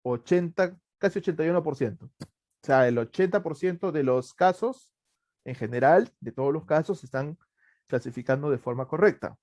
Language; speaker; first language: Spanish; native; Spanish